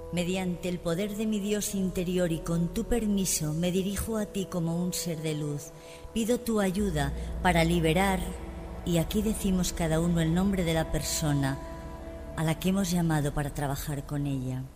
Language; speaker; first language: Spanish; native; Spanish